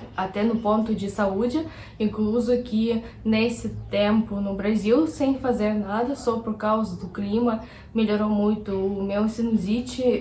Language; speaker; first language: Portuguese; non-native, fluent; Russian